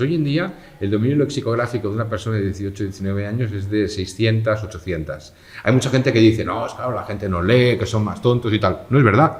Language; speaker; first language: Spanish; native; Spanish